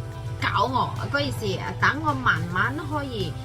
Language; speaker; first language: Cantonese; non-native, fluent; Indonesian